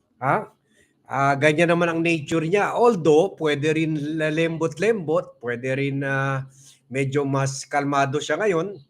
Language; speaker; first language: Filipino; non-native, local second language; Cebuano